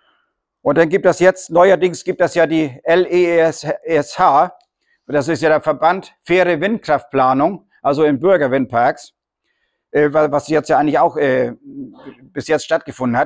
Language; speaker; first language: German; native; German